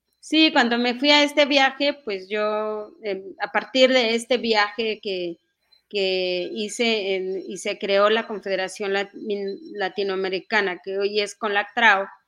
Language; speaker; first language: Spanish; non-native, local second language; Mixtepec Mixtec